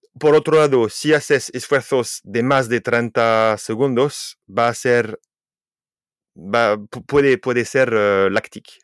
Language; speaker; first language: Spanish; non-native, fluent; French